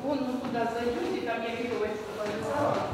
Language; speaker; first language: Russian; native; Russian